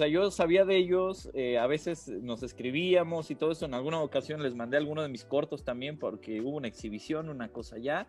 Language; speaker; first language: Spanish; native; Spanish